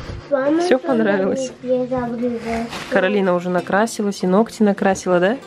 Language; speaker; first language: Russian; native; Russian